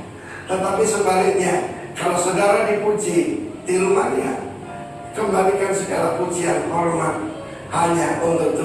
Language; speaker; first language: Indonesian; native; Indonesian